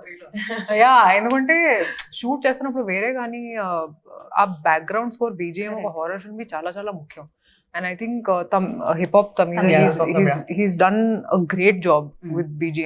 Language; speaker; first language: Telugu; non-native, fluent; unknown